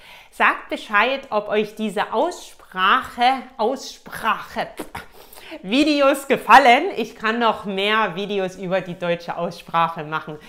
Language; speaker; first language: German; native; German